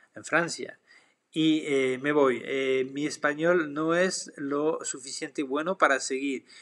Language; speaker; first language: Spanish; non-native, fluent; French